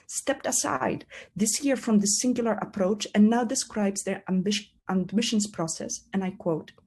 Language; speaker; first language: English; non-native, fluent; Polish